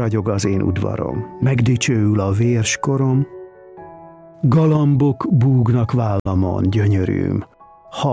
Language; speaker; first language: Hungarian; native; Hungarian